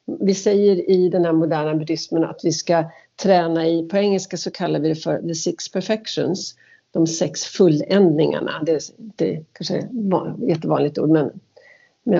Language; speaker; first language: Swedish; native; Swedish